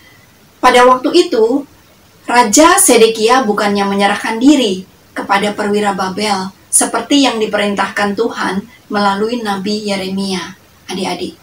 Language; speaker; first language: Indonesian; native; Indonesian